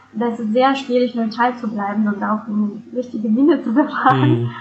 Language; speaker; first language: German; non-native, fluent; Russian